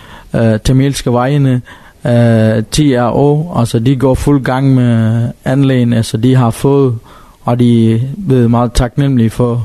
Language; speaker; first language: Danish; non-native, learner; Tamil